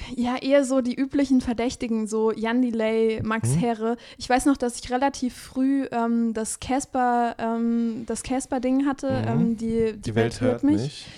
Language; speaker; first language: German; native; German